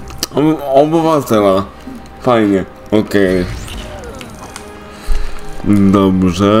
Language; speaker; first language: Polish; native; Polish